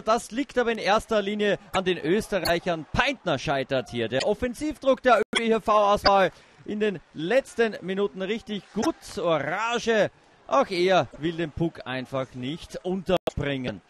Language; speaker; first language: German; native; German